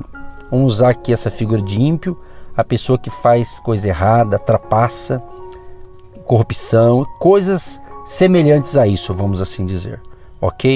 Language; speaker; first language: Portuguese; native; Portuguese